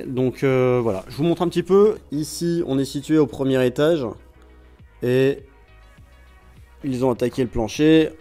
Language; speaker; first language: French; native; French